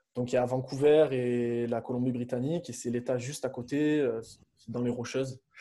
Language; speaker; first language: French; native; French